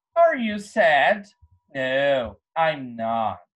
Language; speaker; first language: English; non-native, fluent; Portuguese